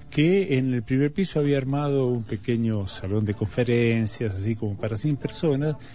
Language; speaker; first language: Spanish; native; Spanish